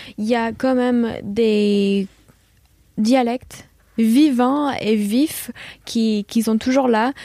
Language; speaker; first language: French; non-native, fluent; English